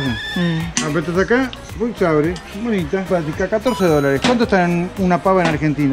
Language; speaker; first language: Spanish; native; Spanish